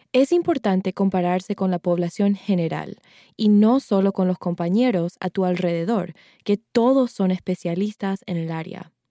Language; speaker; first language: Spanish; native; Spanish